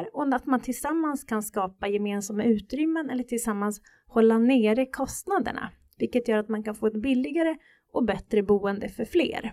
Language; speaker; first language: Swedish; native; Swedish